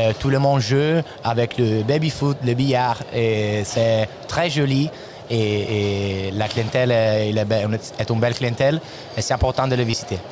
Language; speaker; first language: French; non-native, learner; Italian